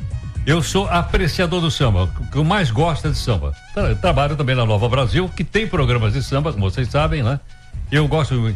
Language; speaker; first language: Portuguese; native; Portuguese